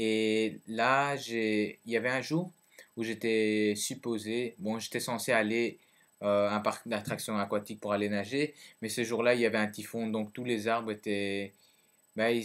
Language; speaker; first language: French; early bilingual, other home language; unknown